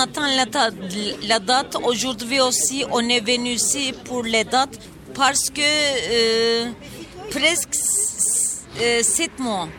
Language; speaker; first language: French; non-native, learner; Turkish